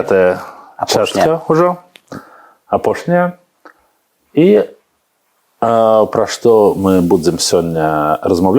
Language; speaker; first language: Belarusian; non-native, learner; Russian